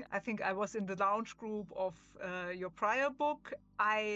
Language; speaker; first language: English; non-native, fluent; German